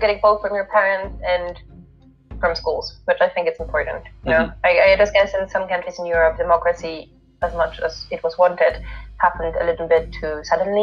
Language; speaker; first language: English; non-native, fluent; Polish